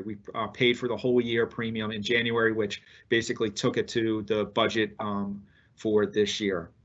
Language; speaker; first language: English; native; English